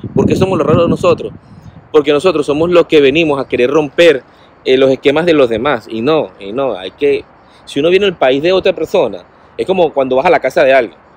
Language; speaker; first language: Spanish; native; Spanish